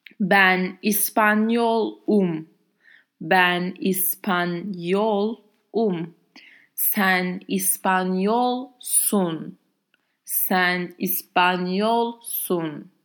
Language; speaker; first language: Turkish; non-native, learner; English